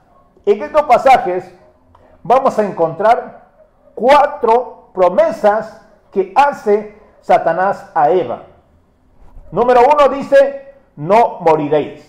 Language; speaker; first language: Spanish; native; Spanish